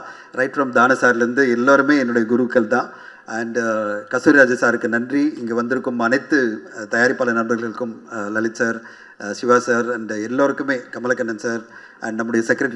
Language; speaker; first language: Tamil; native; Tamil